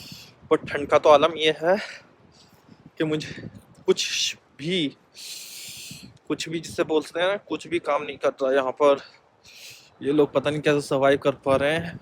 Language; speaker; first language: Hindi; native; Hindi